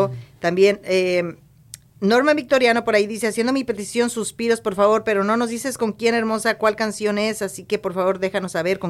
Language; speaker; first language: Spanish; native; Spanish